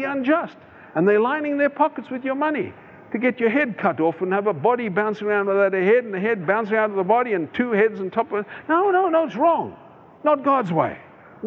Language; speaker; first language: English; native; English